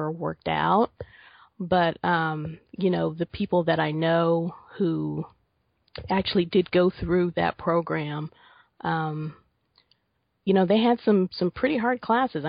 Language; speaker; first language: English; native; English